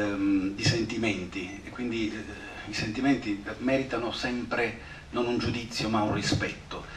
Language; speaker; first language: Italian; native; Italian